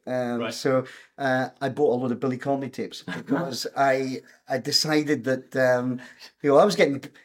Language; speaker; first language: English; native; English